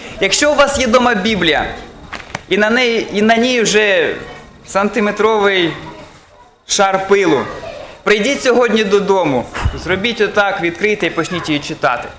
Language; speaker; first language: Ukrainian; non-native, local second language; Russian